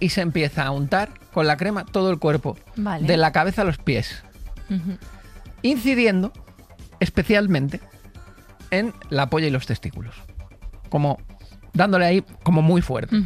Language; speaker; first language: Spanish; native; Spanish